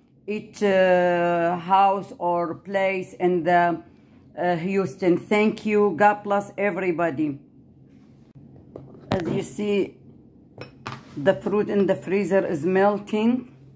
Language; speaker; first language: English; non-native, learner; Arabic